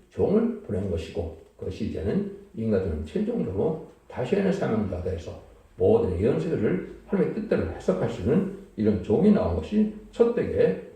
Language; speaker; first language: Korean; native; Korean